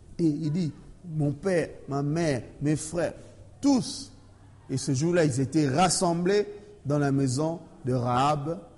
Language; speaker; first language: French; non-native, local second language; Lingala